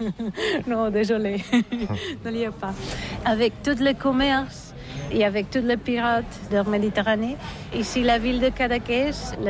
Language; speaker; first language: French; non-native, learner; Catalan